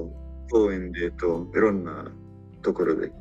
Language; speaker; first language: Japanese; non-native, learner; Arabic